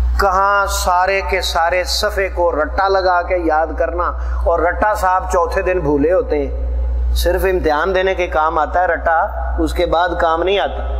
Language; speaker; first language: Urdu; non-native, local second language; Punjabi